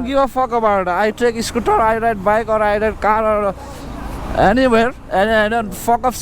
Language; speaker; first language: English; non-native, learner; Nepali